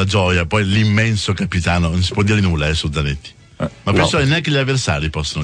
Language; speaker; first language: Italian; native; Italian